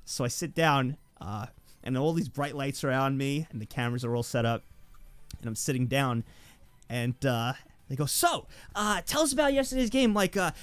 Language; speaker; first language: English; native; English